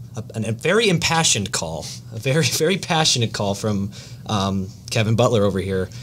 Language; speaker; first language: English; native; English